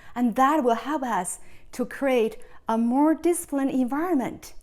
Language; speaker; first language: English; non-native, fluent; Chinese